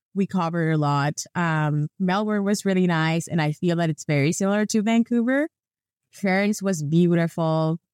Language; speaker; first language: English; non-native, fluent; Spanish